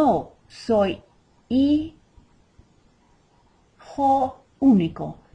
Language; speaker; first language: Spanish; non-native, fluent; English